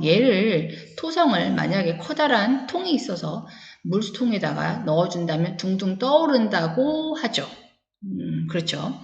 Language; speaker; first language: Korean; native; Korean